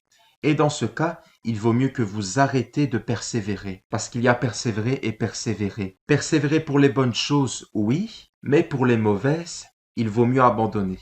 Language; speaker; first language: French; native; French